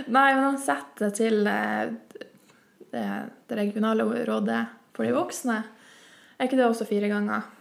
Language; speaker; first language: Norwegian; native; Norwegian